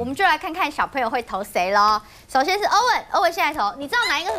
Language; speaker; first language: Chinese; native; Chinese